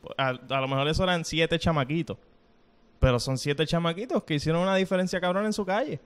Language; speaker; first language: Spanish; native; Spanish